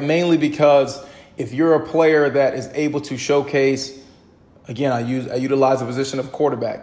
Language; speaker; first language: English; native; English